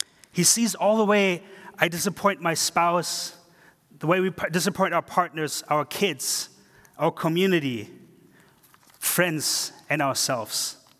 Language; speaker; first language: English; non-native, fluent; German